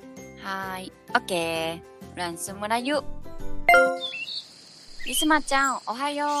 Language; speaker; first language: Indonesian; non-native, fluent; Japanese